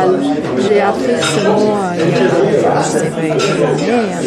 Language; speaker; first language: French; non-native, fluent; English